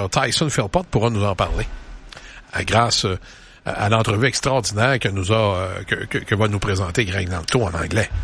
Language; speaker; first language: French; native; French